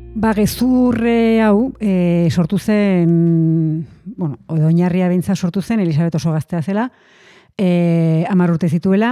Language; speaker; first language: Basque; native; Basque